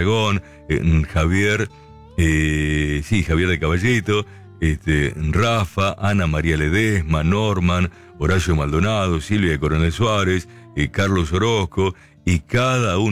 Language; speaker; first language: Spanish; native; Spanish